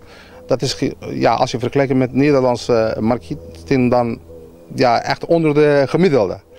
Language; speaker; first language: Dutch; non-native, learner; Turkish